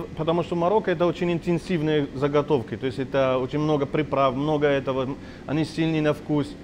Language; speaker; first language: Russian; non-native, fluent; Arabic